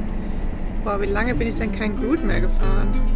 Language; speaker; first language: German; native; German